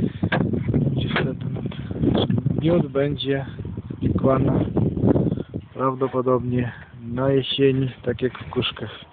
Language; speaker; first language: Polish; native; Polish